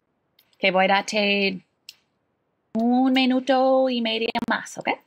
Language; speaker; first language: Spanish; non-native, fluent; English